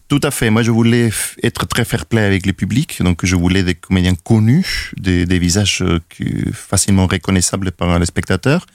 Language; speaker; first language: French; non-native, fluent; Spanish